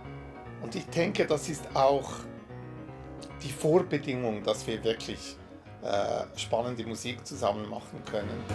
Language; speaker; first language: German; early bilingual, other home language; English